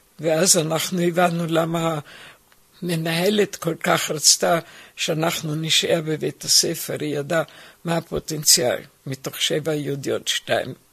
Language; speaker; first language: Hebrew; non-native, fluent; German